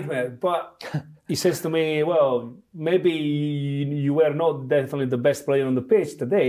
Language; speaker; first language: English; non-native, fluent; Italian